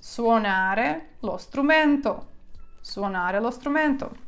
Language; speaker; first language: Italian; non-native, fluent; Ukrainian